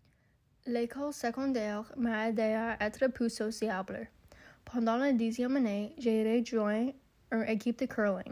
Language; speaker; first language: French; non-native, local second language; English